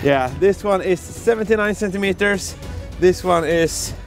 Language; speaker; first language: English; non-native, fluent; Swedish